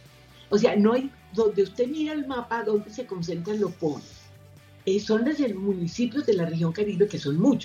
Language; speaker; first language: Spanish; native; Spanish